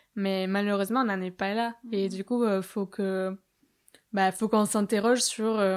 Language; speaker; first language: French; native; French